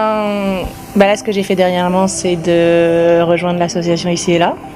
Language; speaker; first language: French; native; French